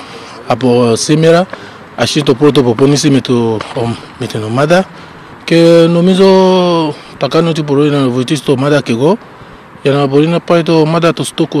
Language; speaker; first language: Greek; non-native, learner; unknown